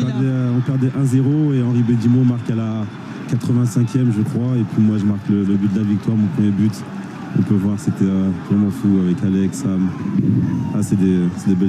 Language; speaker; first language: French; native; French